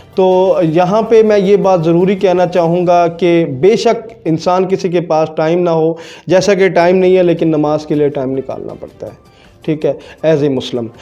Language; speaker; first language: Urdu; non-native, local second language; Punjabi